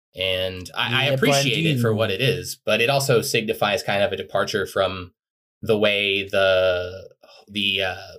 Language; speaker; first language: English; native; English